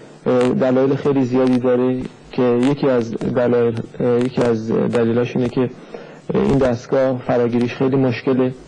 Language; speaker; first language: Persian; native; Persian